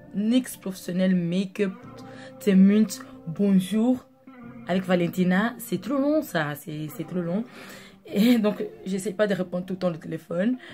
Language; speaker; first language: French; non-native, local second language; Portuguese